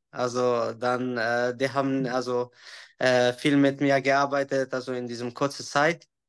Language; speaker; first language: German; non-native, learner; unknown